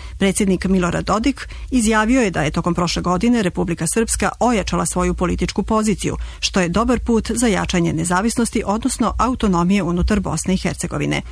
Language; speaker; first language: Croatian; native; Croatian